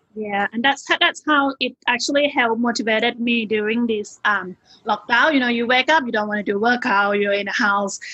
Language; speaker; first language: English; non-native, fluent; Thai